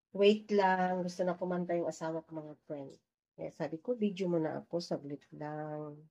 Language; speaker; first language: Filipino; non-native, local second language; Cebuano